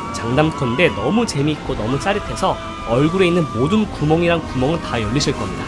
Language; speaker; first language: Korean; native; Korean